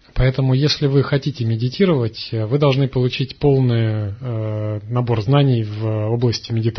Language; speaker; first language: Russian; native; Russian